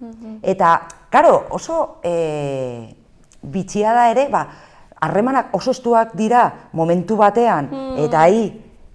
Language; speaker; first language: Basque; non-native, local second language; Spanish